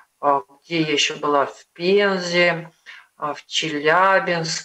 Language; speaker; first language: Russian; native; Russian